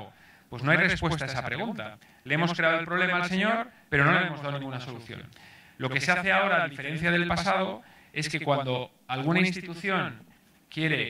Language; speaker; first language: Spanish; native; Spanish